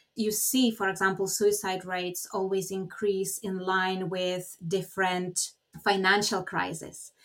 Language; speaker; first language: English; non-native, fluent; Lithuanian